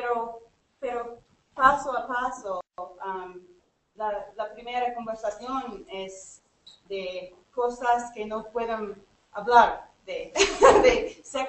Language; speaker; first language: Spanish; non-native, learner; English